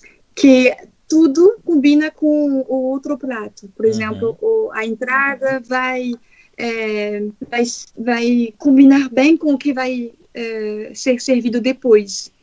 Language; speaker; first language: Portuguese; non-native, fluent; French